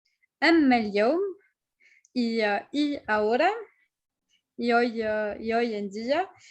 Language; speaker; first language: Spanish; non-native, fluent; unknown